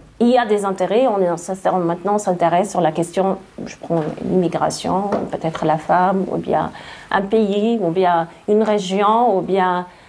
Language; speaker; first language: French; non-native, local second language; Arabic